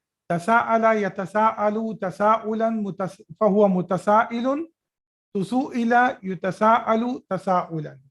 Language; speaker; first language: Arabic; non-native, fluent; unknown